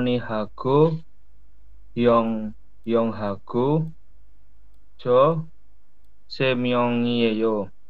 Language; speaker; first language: Korean; non-native, learner; Indonesian